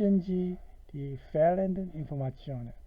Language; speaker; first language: German; non-native, fluent; Korean